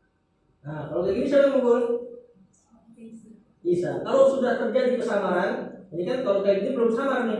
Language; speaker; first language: Indonesian; native; Indonesian